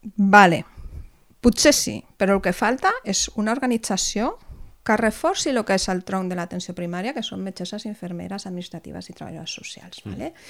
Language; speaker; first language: Catalan; non-native, local second language; Spanish